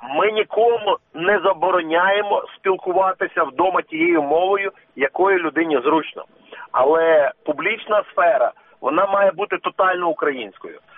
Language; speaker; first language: Ukrainian; native; Ukrainian